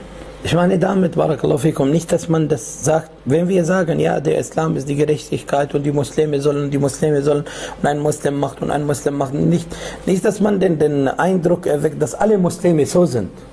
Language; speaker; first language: German; non-native, fluent; Arabic